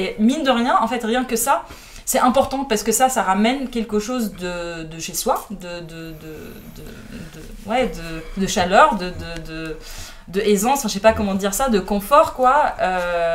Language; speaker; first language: French; non-native, fluent; Arabic